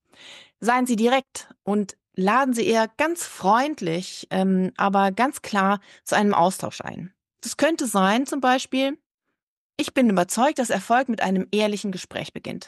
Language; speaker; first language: German; native; German